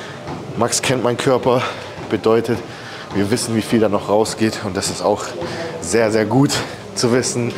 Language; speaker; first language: German; native; German